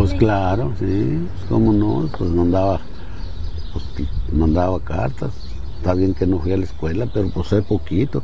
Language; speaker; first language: Spanish; native; Spanish